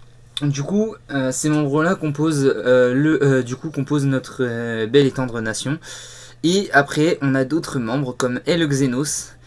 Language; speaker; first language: French; native; French